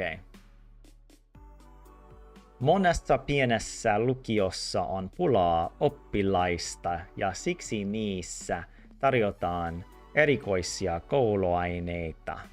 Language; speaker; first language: Finnish; non-native, learner; English